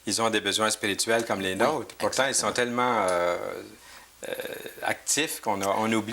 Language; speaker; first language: French; native; French